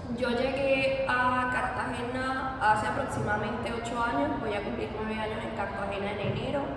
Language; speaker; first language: Spanish; native; Spanish